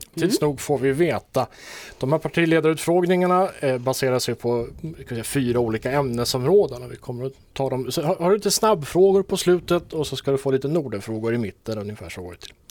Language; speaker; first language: Swedish; native; Swedish